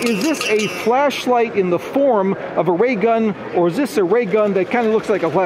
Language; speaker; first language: English; native; English